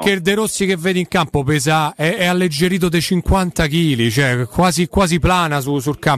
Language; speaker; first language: Italian; native; Italian